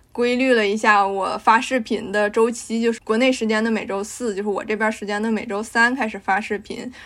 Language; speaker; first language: Chinese; native; Chinese